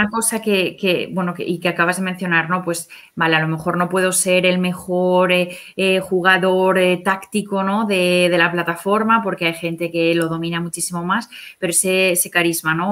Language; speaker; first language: Spanish; native; Spanish